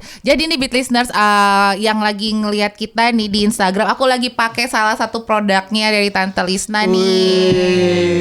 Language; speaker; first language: Indonesian; native; Indonesian